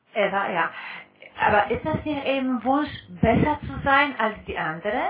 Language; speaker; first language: German; non-native, fluent; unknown